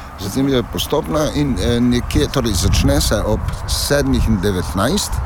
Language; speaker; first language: Slovenian; native; Slovenian